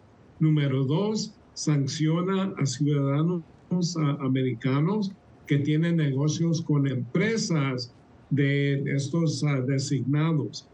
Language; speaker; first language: Spanish; early bilingual, heritage; Spanish